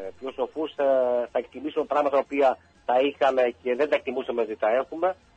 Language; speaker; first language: Greek; early bilingual, heritage; Greek